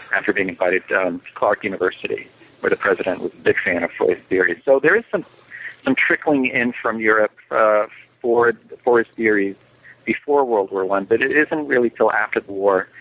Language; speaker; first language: English; native; English